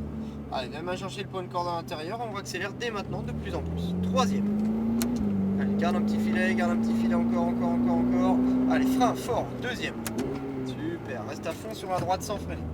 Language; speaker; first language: French; native; French